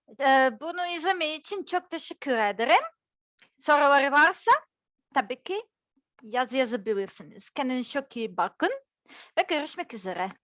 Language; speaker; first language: Turkish; non-native, learner; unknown